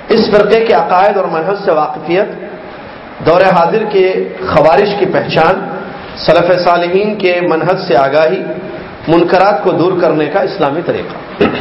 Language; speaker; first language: Urdu; native; Urdu